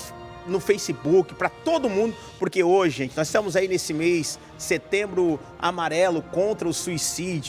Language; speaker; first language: Portuguese; native; Portuguese